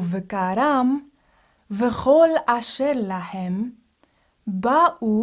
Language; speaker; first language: Hebrew; non-native, fluent; English